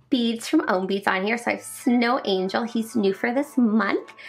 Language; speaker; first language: English; native; English